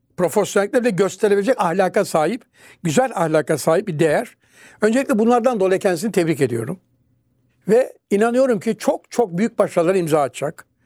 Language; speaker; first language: Turkish; native; Turkish